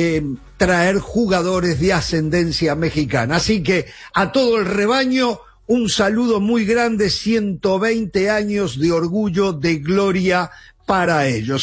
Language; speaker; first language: Spanish; native; Spanish